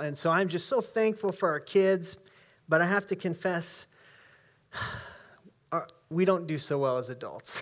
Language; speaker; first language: English; native; English